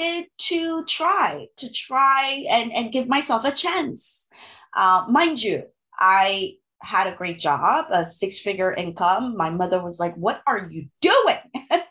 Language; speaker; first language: English; non-native, fluent; French